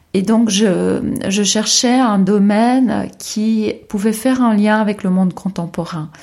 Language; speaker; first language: French; native; French